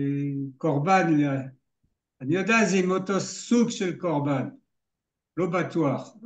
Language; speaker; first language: Hebrew; non-native, fluent; French